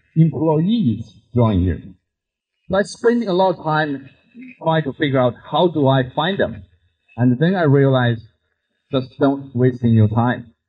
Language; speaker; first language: English; non-native, fluent; Chinese